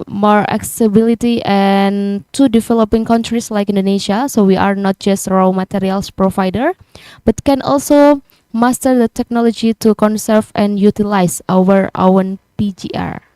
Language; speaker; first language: English; non-native, learner; Indonesian